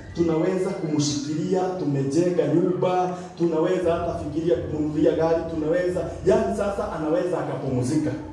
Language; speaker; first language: Swahili; non-native, local second language; Kikuyu